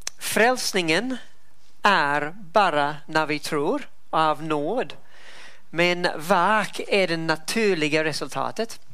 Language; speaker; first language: Swedish; non-native, fluent; English